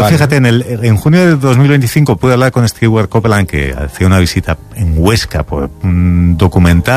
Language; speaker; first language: Spanish; native; Spanish